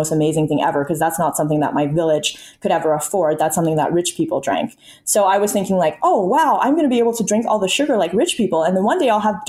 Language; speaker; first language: English; early bilingual, other home language; Chinese